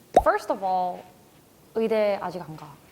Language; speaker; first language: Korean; early bilingual, heritage; Korean